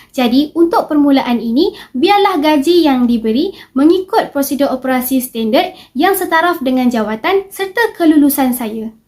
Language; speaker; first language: Malay; native; Malay